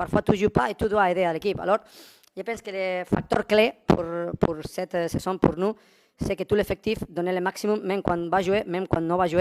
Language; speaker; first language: French; non-native, learner; Spanish